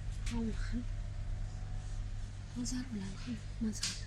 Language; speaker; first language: Arabic; native; Arabic